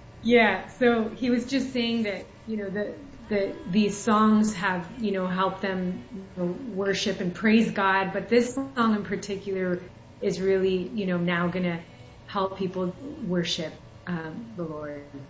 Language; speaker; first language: English; early bilingual, other home language; Spanish